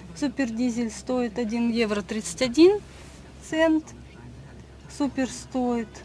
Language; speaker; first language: Russian; native; Russian